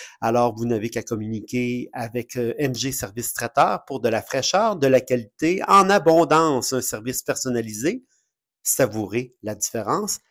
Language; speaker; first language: French; native; French